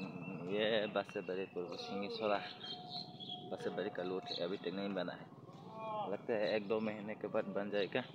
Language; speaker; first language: Hindi; non-native, local second language; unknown